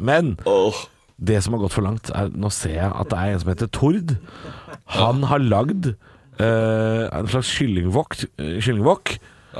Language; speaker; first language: Norwegian; native; Norwegian